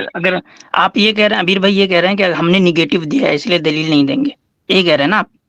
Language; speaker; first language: Hindi; native; Hindi